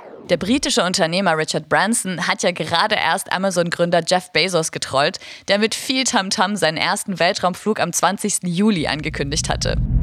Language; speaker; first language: German; native; German